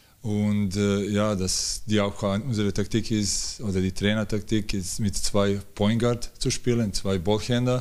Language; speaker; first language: German; non-native, learner; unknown